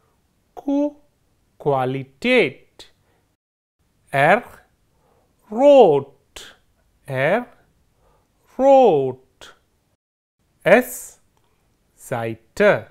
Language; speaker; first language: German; non-native, fluent; Hindi